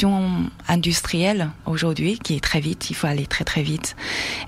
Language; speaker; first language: French; non-native, fluent; Chinese